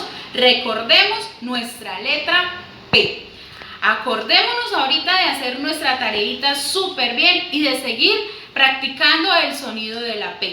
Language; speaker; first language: Spanish; native; Spanish